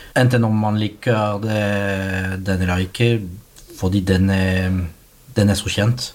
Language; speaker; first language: Norwegian; non-native, fluent; French